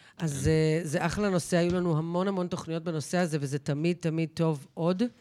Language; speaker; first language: Hebrew; native; Hebrew